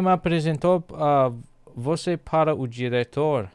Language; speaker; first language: Portuguese; non-native, learner; English